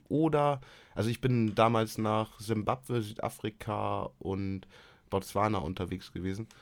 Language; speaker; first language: German; native; German